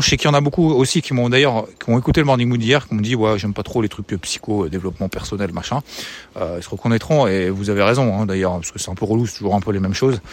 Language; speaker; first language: French; native; French